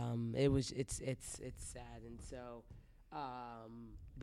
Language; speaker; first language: English; native; English